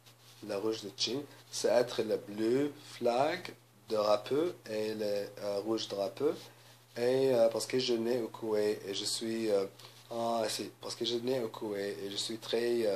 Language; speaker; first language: French; non-native, learner; English